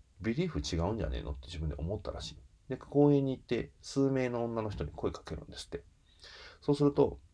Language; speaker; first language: Japanese; native; Japanese